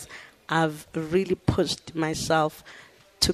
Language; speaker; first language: English; non-native, local second language; Zulu